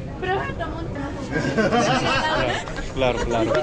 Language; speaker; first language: Spanish; non-native, learner; Korean